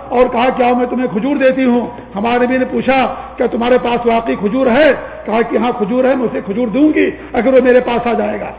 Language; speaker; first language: Urdu; native; Urdu